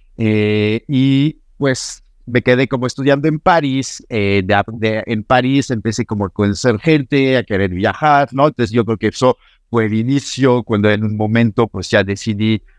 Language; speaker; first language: Spanish; non-native, fluent; French